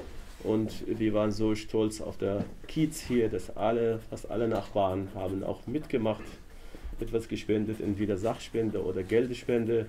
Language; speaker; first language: German; non-native, learner; Arabic